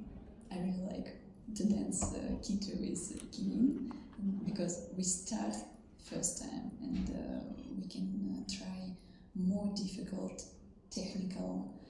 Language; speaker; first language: English; non-native, learner; Russian